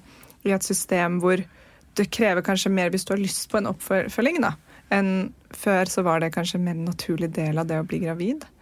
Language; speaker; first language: Norwegian; native; Norwegian